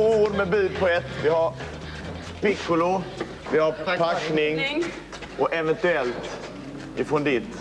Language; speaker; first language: Swedish; native; Swedish